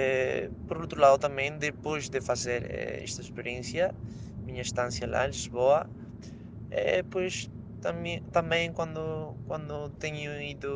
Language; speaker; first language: Portuguese; non-native, fluent; Spanish